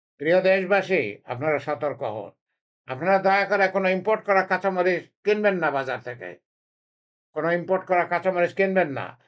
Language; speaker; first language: Bangla; native; Bangla